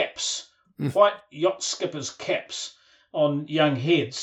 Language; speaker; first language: English; native; English